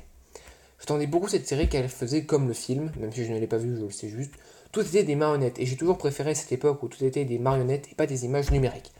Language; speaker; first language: French; native; French